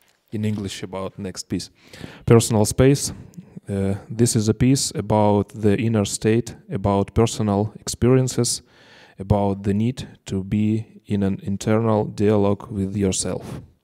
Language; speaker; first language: English; non-native, learner; Ukrainian